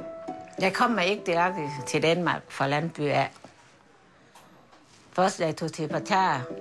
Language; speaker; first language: Danish; non-native, learner; Thai